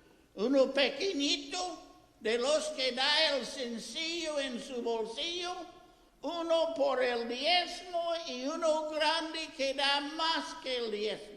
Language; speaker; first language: Spanish; non-native, fluent; English